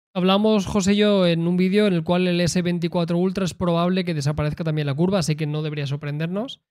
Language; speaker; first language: Spanish; native; Spanish